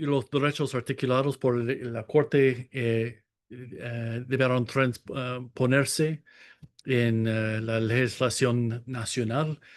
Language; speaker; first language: Spanish; non-native, fluent; English